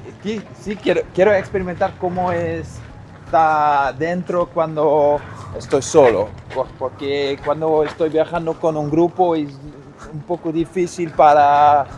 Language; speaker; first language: Spanish; non-native, learner; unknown